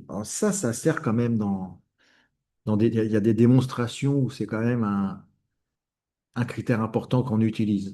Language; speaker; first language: French; native; French